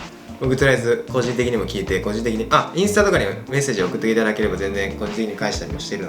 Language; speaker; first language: Japanese; native; Japanese